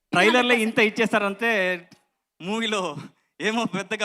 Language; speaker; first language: Telugu; non-native, learner; Kannada